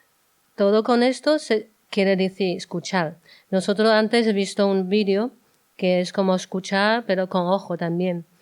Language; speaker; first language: Spanish; non-native, learner; Chinese